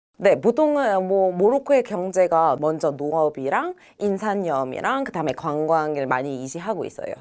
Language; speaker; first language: Korean; non-native, fluent; Arabic